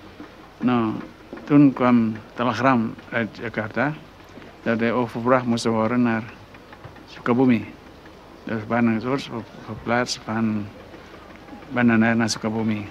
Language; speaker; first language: Dutch; non-native, local second language; Minangkabau